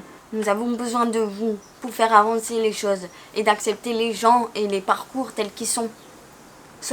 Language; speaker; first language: French; native; French